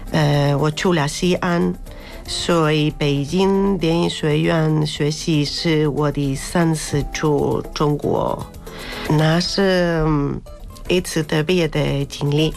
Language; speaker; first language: Chinese; non-native, learner; Spanish